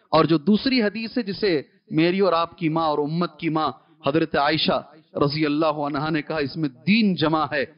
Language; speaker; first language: Urdu; native; Urdu